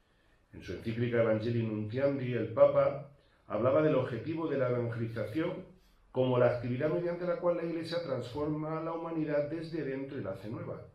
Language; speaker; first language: Spanish; native; Spanish